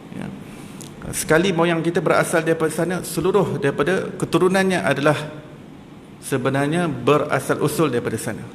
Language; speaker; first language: Malay; native; Malay